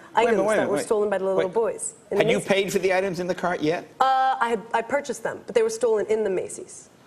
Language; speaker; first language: English; native; English